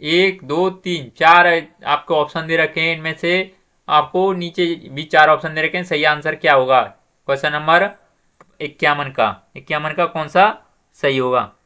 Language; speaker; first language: Hindi; native; Hindi